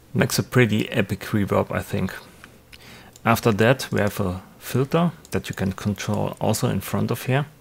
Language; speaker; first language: English; non-native, fluent; German